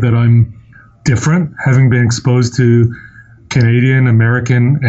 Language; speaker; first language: English; non-native, local second language; Cantonese